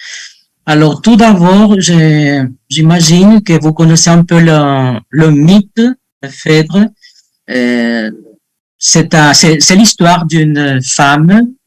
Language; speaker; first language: French; non-native, fluent; Spanish